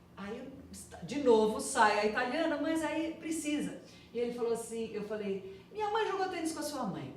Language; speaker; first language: Portuguese; native; Portuguese